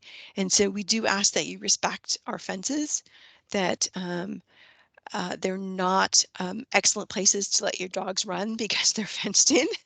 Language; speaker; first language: English; native; English